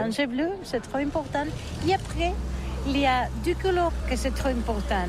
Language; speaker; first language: French; non-native, learner; Catalan